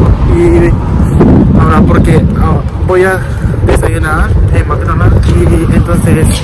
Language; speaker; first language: Spanish; non-native, learner; Japanese